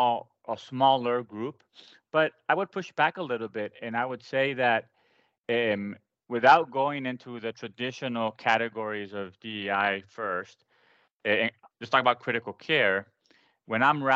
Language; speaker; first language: English; non-native, fluent; Spanish